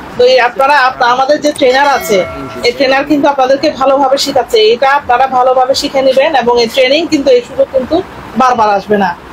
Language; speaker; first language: Bangla; non-native, local second language; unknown